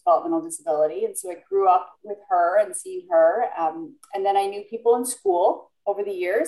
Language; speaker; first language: English; native; English